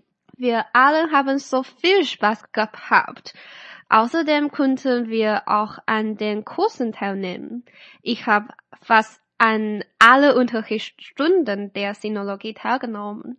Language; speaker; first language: German; non-native, fluent; Chinese